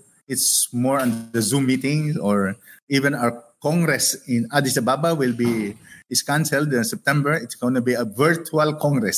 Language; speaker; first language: English; non-native, local second language; Hiligaynon